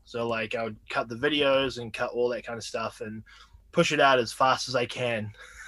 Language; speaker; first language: English; native; English